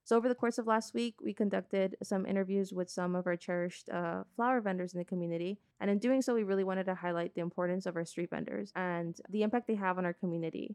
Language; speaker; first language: English; early bilingual, other home language; Spanish